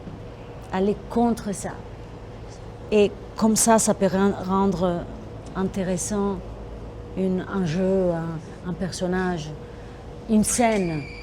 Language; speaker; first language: French; non-native, fluent; Italian